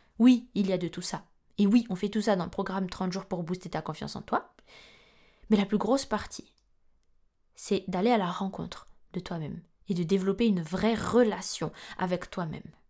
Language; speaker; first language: French; non-native, local second language; Malagasy